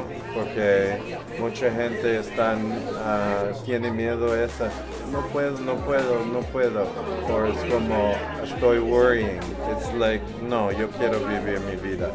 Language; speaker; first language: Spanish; non-native, learner; English